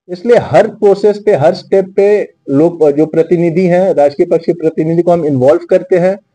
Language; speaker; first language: Hindi; non-native, local second language; Marathi